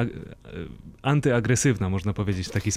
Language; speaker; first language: Polish; native; Polish